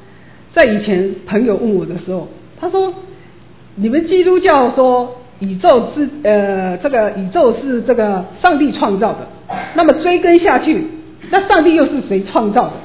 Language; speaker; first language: Chinese; native; Chinese